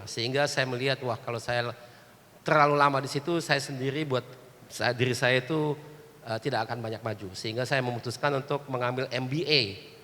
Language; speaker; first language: Indonesian; early bilingual, heritage; Indonesian